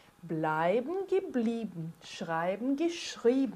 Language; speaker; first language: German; non-native, fluent; Portuguese